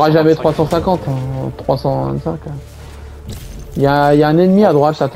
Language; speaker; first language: French; native; French